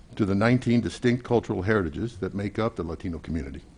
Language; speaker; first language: English; native; English